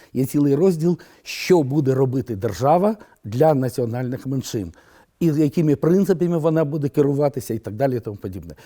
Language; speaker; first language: Ukrainian; non-native, local second language; Romanian